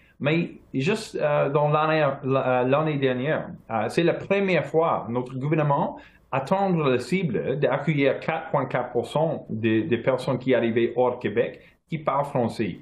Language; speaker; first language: French; non-native, local second language; English